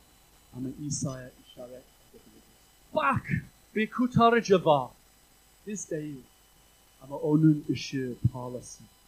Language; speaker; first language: Turkish; non-native, fluent; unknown